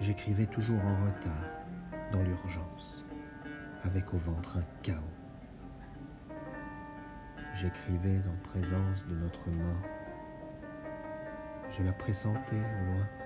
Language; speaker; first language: French; native; French